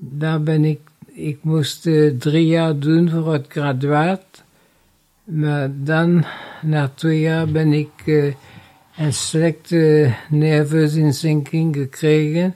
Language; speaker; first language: Dutch; non-native, fluent; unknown